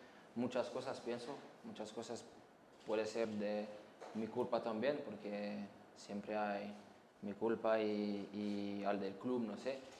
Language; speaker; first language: Spanish; non-native, fluent; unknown